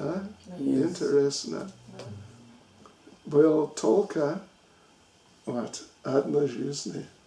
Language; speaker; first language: Russian; non-native, learner; English